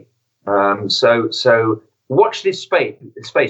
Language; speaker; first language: English; native; English